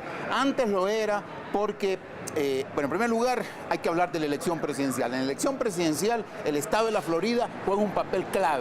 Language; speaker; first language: Spanish; native; Spanish